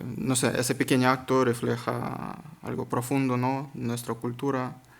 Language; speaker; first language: Spanish; non-native, learner; Kazakh